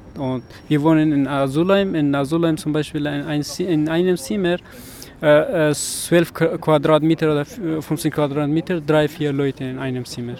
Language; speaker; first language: German; non-native, learner; Persian